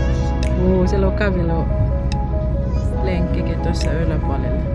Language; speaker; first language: Finnish; non-native, learner; Bikol